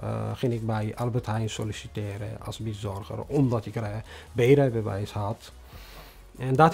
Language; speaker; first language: Dutch; non-native, fluent; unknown